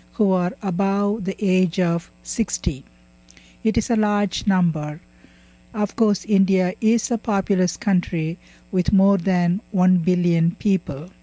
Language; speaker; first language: English; non-native, local second language; Tamil